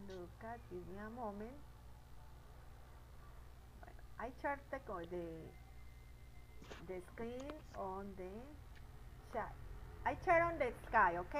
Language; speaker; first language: English; non-native, learner; Spanish